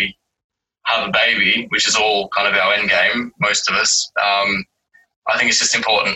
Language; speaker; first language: English; native; English